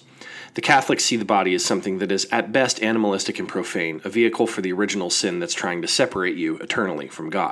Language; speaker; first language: English; native; English